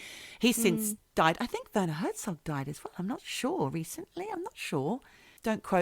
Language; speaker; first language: English; native; English